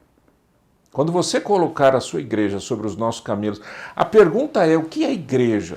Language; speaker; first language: Portuguese; native; Portuguese